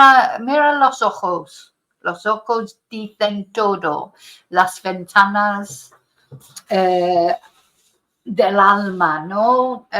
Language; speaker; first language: Spanish; non-native, fluent; English